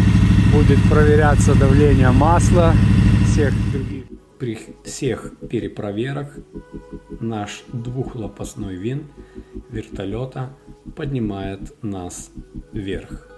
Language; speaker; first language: Russian; native; Russian